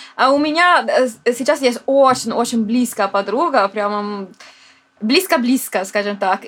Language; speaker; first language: Russian; non-native, fluent; Italian